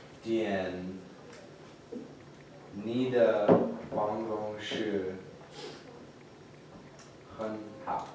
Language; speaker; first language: Chinese; non-native, learner; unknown